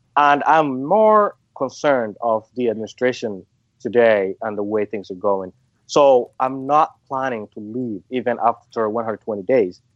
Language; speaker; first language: English; non-native, fluent; Somali